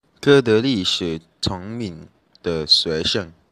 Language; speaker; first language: Chinese; non-native, learner; Malay